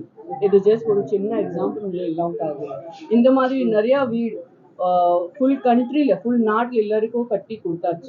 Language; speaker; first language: Tamil; non-native, learner; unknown